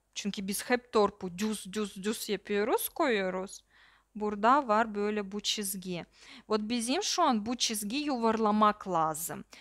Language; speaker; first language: Turkish; non-native, learner; Russian